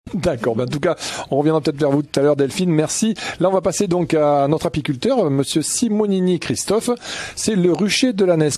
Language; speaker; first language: French; native; French